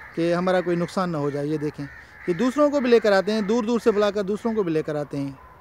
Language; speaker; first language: Urdu; non-native, local second language; Sindhi